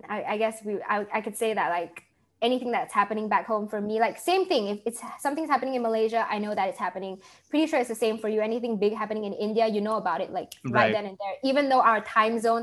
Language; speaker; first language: English; non-native, local second language; Malay